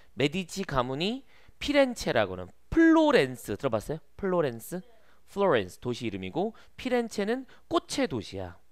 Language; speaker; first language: Korean; native; Korean